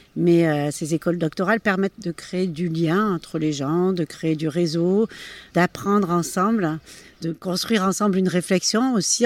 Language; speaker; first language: French; native; French